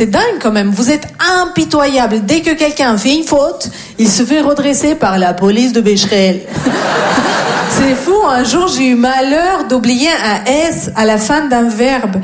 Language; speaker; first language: French; non-native, fluent; Russian